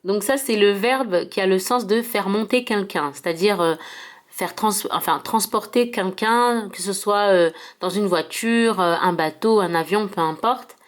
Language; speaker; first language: French; early bilingual, heritage; French